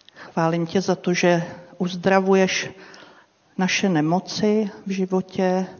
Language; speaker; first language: Czech; native; Czech